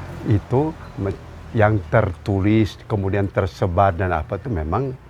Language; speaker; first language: Indonesian; non-native, local second language; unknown